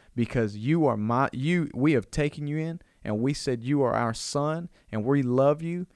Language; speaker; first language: English; native; English